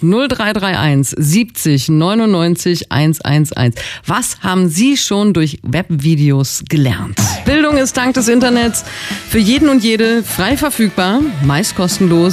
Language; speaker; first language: German; native; German